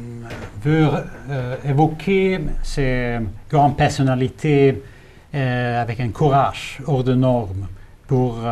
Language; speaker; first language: French; non-native, fluent; Swedish